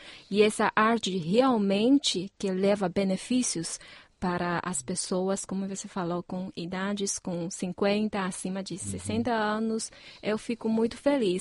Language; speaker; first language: Portuguese; non-native, fluent; Chinese